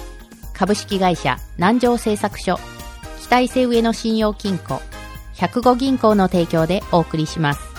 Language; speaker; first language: Japanese; native; Japanese